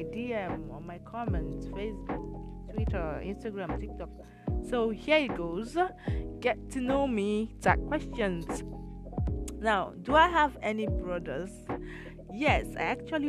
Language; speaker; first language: English; non-native, local second language; Igbo